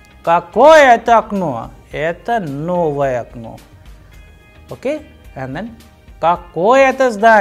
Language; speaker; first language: Russian; non-native, fluent; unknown